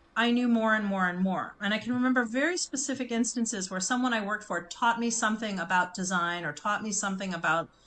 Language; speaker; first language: English; native; English